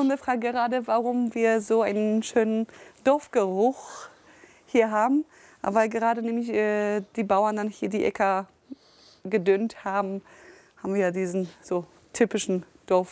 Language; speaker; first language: German; non-native, fluent; Polish